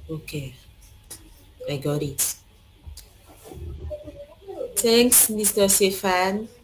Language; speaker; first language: English; non-native, learner; French